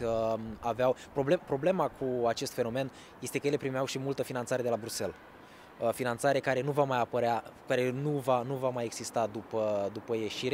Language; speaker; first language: Romanian; native; Romanian